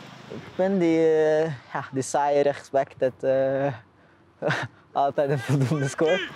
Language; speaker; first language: Dutch; non-native, fluent; Norwegian